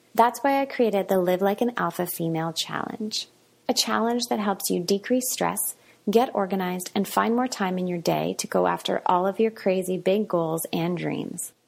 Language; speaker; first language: English; native; English